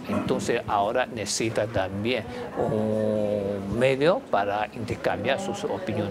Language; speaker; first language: Spanish; non-native, fluent; Chinese